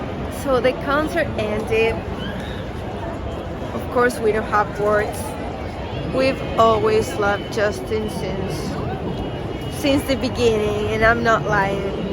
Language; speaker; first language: English; non-native, fluent; Spanish